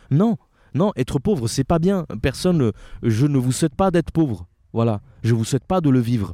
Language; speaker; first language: French; non-native, fluent; Italian